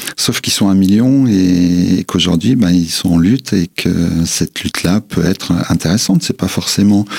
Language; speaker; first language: French; native; French